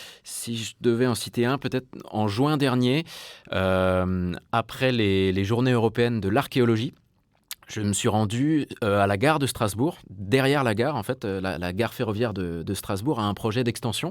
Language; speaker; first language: French; native; French